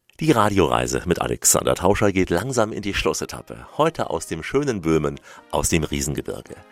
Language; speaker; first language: German; native; German